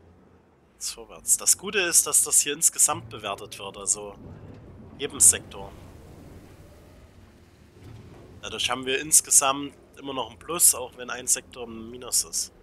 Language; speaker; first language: German; native; German